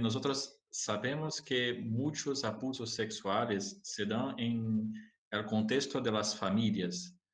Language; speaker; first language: Spanish; non-native, learner; Portuguese